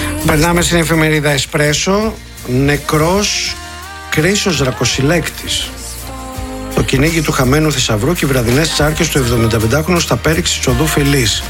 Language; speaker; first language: Greek; native; Greek